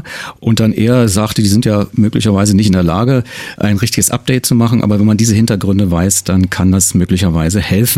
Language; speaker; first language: German; native; German